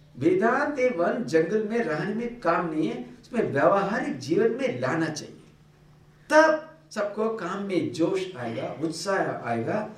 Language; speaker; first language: Hindi; non-native, local second language; Bangla